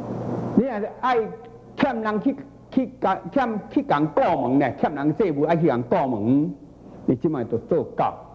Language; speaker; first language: Chinese; native; Chinese